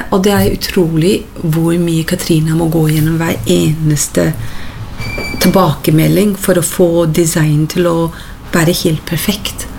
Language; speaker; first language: Norwegian; non-native, fluent; English